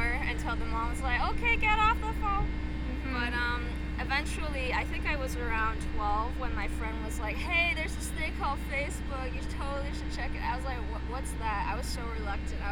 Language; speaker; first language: English; native; English